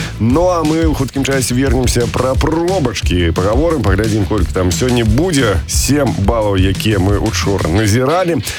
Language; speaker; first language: Belarusian; non-native, local second language; Russian